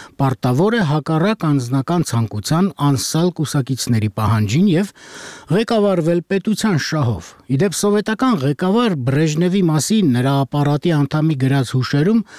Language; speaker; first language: Armenian; native; Armenian